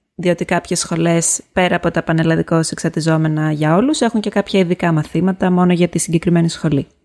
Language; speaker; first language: Greek; native; Greek